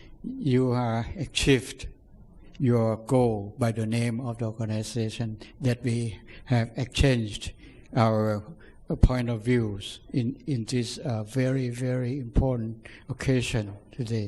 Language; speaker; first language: English; non-native, fluent; Thai